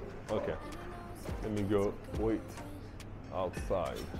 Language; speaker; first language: English; non-native, fluent; French